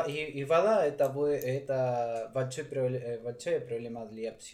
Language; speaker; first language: Russian; non-native, learner; Spanish